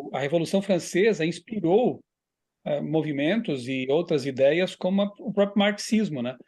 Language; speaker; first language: Portuguese; native; Portuguese